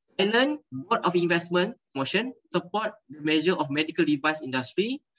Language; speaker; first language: English; non-native, local second language; Malay